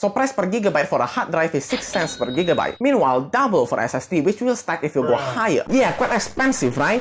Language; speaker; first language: English; non-native, fluent; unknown